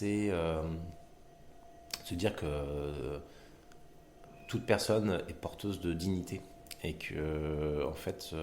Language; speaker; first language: French; native; French